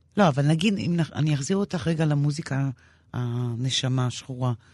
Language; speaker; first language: Hebrew; native; Hebrew